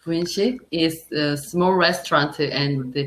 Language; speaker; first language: English; non-native, learner; Korean